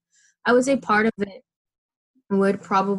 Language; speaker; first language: English; native; English